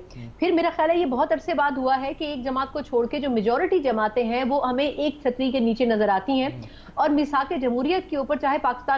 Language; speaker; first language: Urdu; native; Urdu